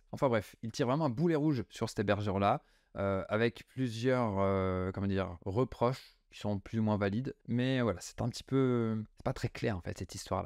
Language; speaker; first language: French; native; French